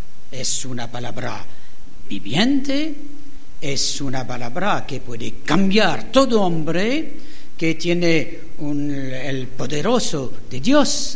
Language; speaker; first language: Spanish; non-native, fluent; French